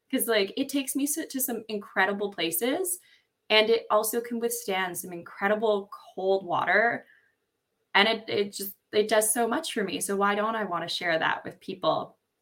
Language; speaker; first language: English; native; English